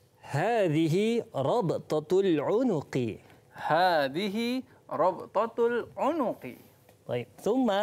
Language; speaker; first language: Arabic; non-native, fluent; Malay